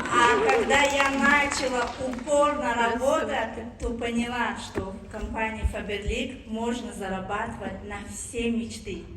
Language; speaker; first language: Russian; non-native, fluent; Tajik